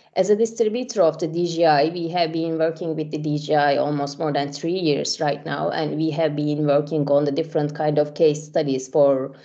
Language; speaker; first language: English; non-native, fluent; Turkish